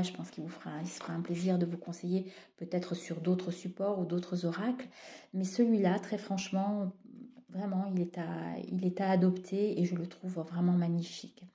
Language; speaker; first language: French; native; French